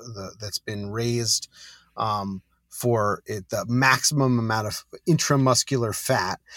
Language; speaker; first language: English; native; English